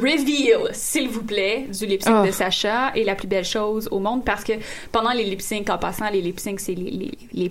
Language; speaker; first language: French; native; French